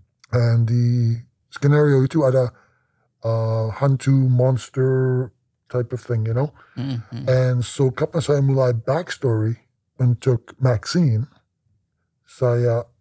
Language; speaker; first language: Indonesian; non-native, learner; English